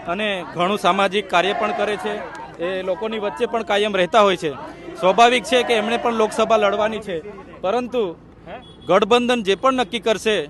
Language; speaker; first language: Gujarati; non-native, local second language; Vasavi